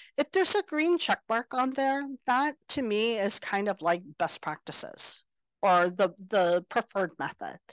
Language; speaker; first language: English; native; English